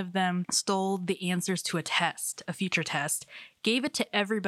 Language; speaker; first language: English; native; English